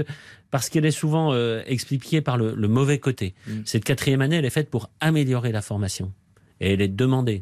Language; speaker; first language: French; native; French